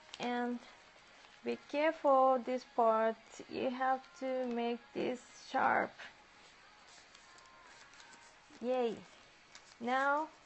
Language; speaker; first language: English; non-native, learner; Japanese